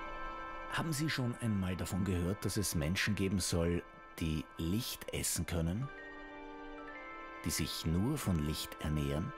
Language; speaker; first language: German; native; German